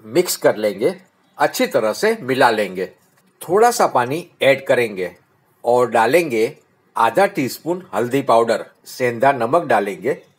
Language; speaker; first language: Hindi; non-native, local second language; Gujarati